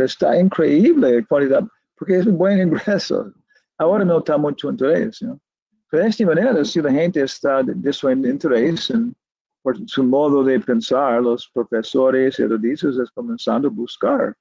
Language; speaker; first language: Spanish; non-native, learner; English